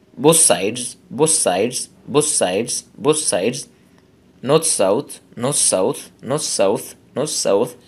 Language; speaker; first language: English; non-native, local second language; Bangla